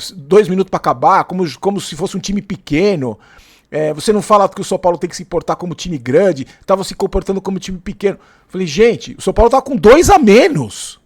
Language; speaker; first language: Portuguese; native; Portuguese